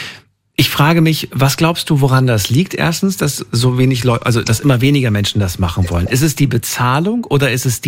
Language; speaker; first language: German; native; German